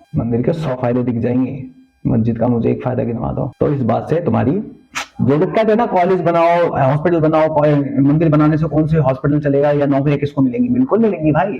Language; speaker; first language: Hindi; native; Hindi